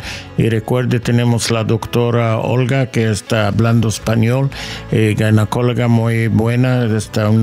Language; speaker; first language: Spanish; non-native, fluent; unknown